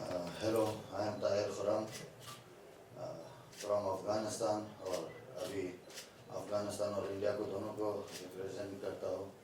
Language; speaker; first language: Hindi; non-native, fluent; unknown